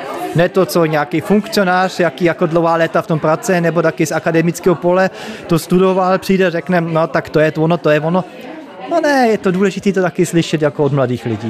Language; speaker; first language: Czech; early bilingual, heritage; Czech